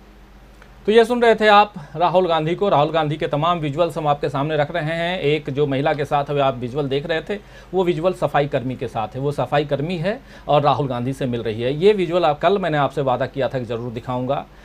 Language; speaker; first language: Hindi; native; Hindi